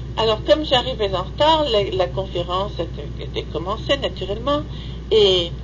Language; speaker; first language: French; native; French